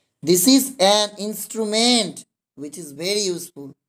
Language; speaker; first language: English; non-native, local second language; Bangla